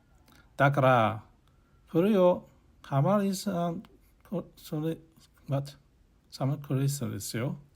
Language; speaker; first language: Japanese; non-native, learner; English